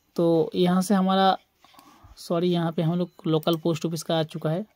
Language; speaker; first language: Hindi; non-native, local second language; Bangla